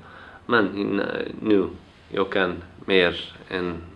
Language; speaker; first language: Swedish; non-native, fluent; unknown